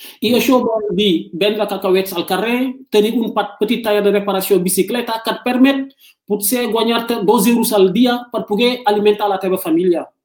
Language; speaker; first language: Catalan; non-native, fluent; Wolof